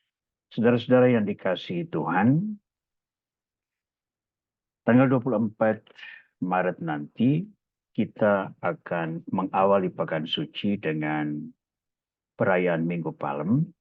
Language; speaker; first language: Indonesian; native; Indonesian